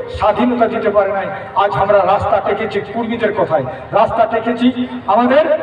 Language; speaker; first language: Bangla; non-native, local second language; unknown